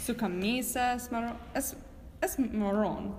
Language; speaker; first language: Spanish; non-native, learner; English